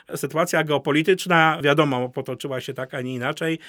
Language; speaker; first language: Polish; native; Polish